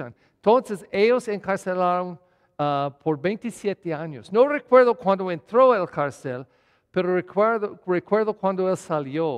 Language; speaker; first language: Spanish; non-native, fluent; English